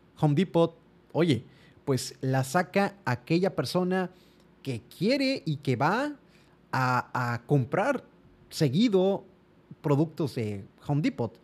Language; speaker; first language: Spanish; native; Spanish